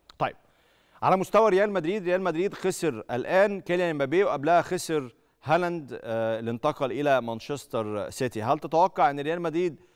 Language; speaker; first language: Arabic; native; Arabic